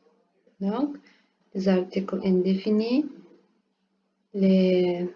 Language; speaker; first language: French; non-native, learner; Portuguese